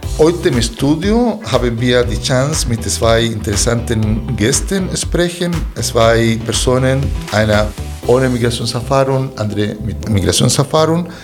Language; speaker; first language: German; non-native, fluent; Spanish